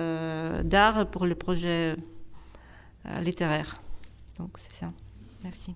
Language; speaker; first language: French; non-native, fluent; Ukrainian